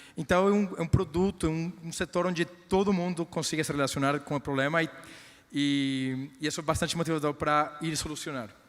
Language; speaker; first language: Portuguese; non-native, fluent; Spanish